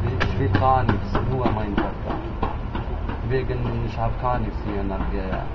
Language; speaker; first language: German; non-native, learner; Arabic